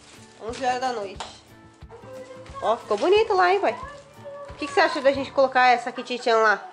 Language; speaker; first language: Portuguese; native; Portuguese